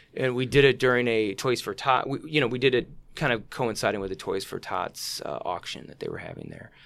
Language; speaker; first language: English; native; English